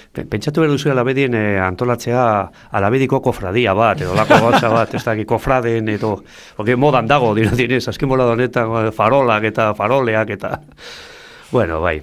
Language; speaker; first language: Basque; non-native, local second language; Spanish